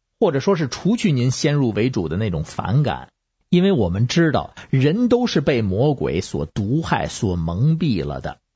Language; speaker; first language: Chinese; native; Chinese